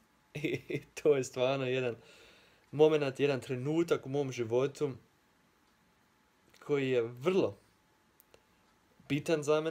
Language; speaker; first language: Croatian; early bilingual, heritage; Croatian